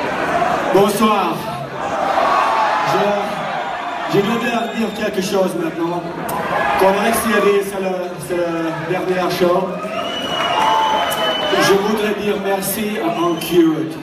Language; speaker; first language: French; non-native, learner; Finnish